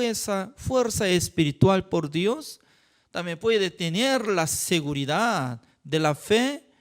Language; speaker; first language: Spanish; non-native, fluent; Korean